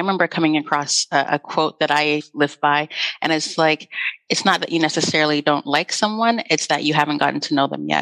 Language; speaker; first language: English; native; English